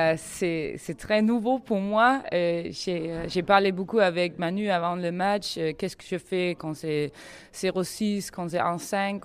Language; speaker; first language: French; non-native, learner; Danish